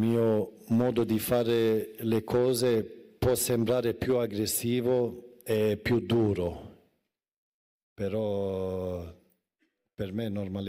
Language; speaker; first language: Italian; non-native, fluent; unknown